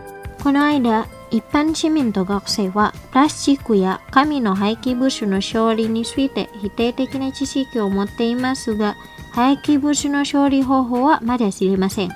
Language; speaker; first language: Japanese; non-native, fluent; Indonesian